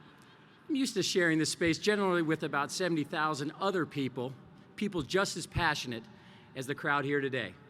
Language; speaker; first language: English; native; English